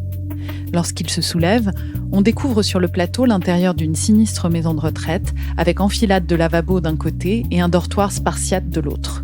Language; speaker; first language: French; native; French